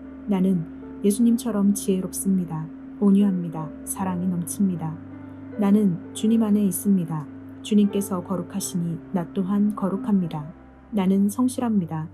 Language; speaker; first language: Korean; native; Korean